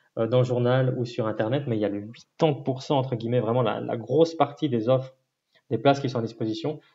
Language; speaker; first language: French; native; French